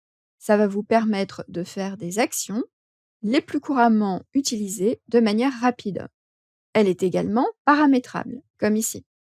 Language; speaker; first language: French; native; French